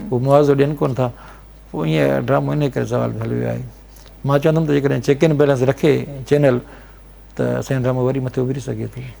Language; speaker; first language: Sindhi; native; Sindhi